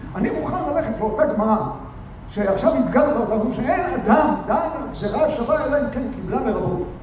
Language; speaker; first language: Hebrew; native; Hebrew